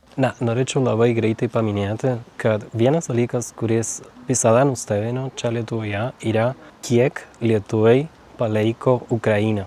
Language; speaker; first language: Lithuanian; non-native, fluent; Spanish